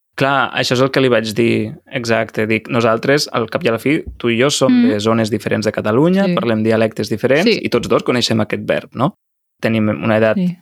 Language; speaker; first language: Catalan; native; Catalan